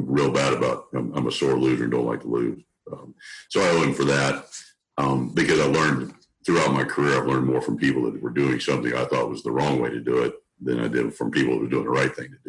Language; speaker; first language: English; native; English